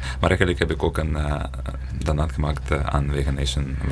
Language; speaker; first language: Dutch; non-native, learner; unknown